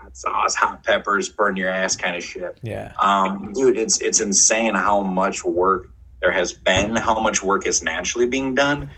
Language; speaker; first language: English; native; English